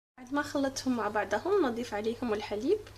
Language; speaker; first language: Arabic; native; Arabic